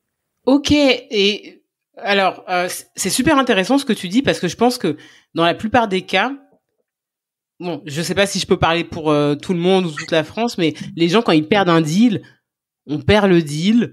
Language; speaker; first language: French; native; French